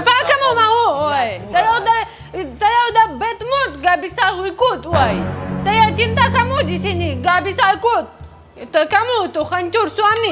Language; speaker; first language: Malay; non-native, learner; Russian